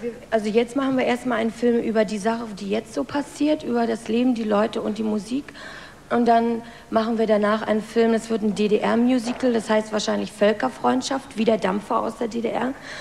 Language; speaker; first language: German; native; German